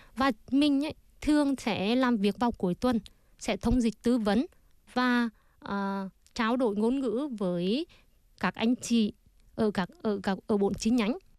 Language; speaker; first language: Vietnamese; native; Vietnamese